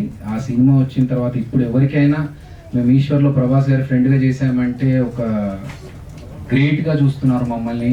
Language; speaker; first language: Telugu; native; Telugu